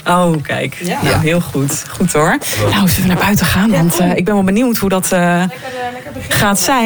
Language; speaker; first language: Dutch; native; Dutch